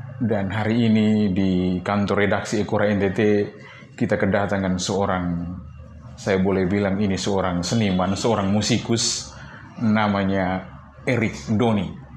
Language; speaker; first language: Indonesian; non-native, local second language; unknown